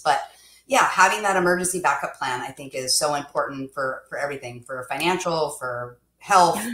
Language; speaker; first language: English; native; English